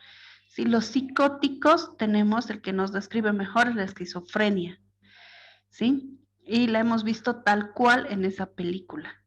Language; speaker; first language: Spanish; native; Spanish